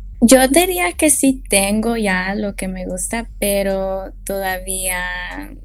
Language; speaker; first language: Spanish; early bilingual, heritage; Spanish